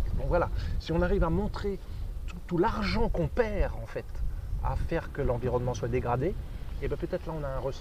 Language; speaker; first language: French; native; French